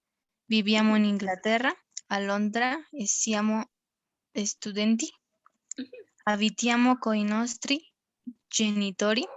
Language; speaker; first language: Italian; non-native, learner; Spanish